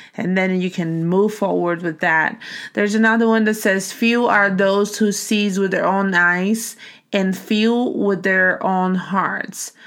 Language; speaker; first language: English; non-native, fluent; Portuguese